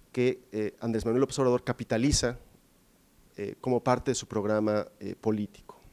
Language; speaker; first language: Spanish; native; Spanish